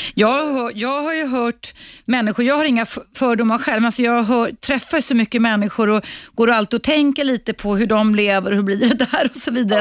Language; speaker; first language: Swedish; native; Swedish